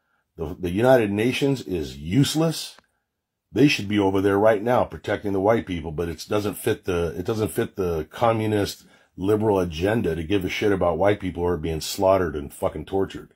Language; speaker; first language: English; native; English